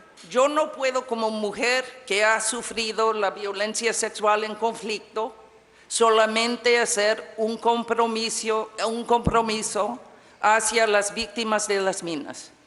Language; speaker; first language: Spanish; non-native, fluent; English